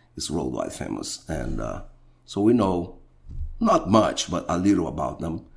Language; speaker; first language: English; non-native, fluent; Portuguese